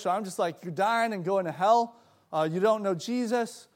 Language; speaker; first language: English; native; English